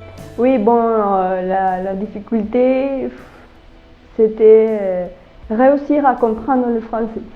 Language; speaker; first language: French; non-native, learner; Spanish